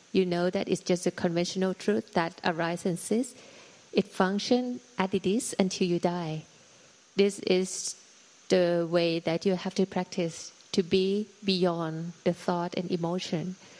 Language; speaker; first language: English; non-native, fluent; Thai